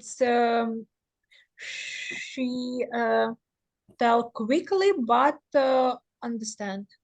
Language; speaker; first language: English; non-native, learner; Ukrainian